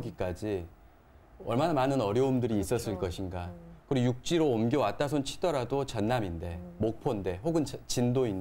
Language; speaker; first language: Korean; native; Korean